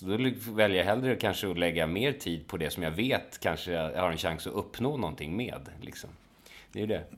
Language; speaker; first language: Swedish; native; Swedish